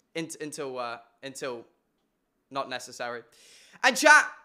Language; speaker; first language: English; native; English